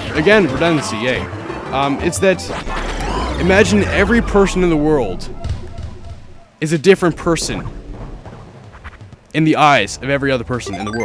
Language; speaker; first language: English; native; English